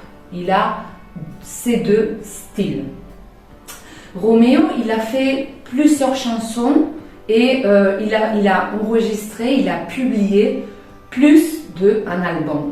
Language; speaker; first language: French; non-native, fluent; Spanish